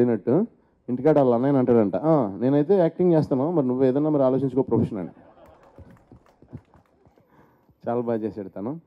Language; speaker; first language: Telugu; native; Telugu